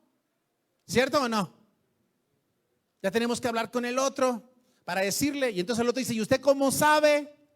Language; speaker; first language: Spanish; native; Spanish